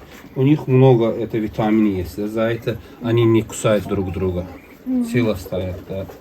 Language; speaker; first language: Russian; non-native, local second language; Azerbaijani